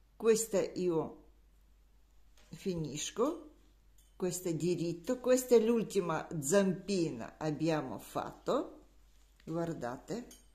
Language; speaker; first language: Italian; non-native, learner; Russian